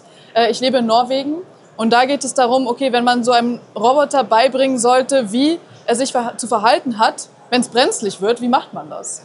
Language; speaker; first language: German; native; German